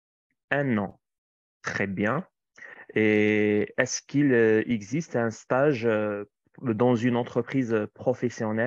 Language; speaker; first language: French; non-native, fluent; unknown